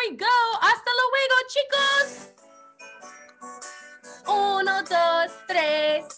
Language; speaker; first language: Spanish; non-native, fluent; English